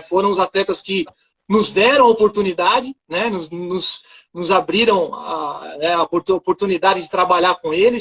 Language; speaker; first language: Portuguese; native; Portuguese